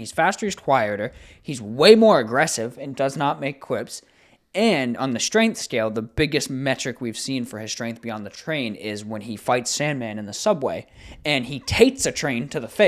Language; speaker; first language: English; native; English